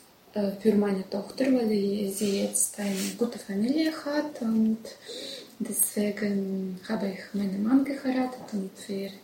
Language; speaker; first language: German; non-native, learner; Russian